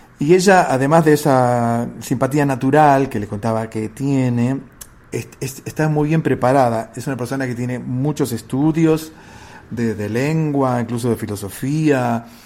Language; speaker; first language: Spanish; native; Spanish